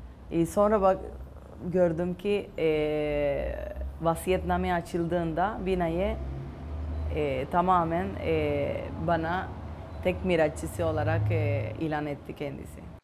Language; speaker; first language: Turkish; non-native, fluent; Spanish